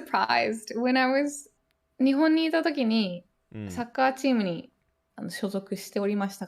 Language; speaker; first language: Japanese; native; Japanese